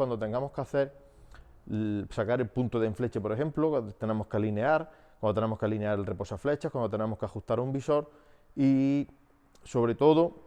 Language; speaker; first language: Spanish; native; Spanish